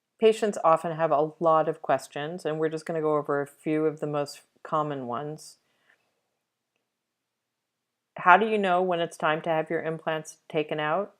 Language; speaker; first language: English; native; English